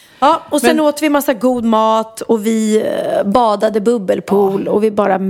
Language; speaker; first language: Swedish; native; Swedish